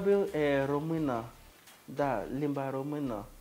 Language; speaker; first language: Romanian; non-native, learner; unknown